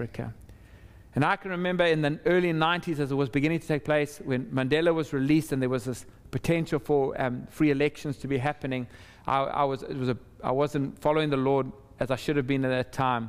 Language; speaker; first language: English; native; English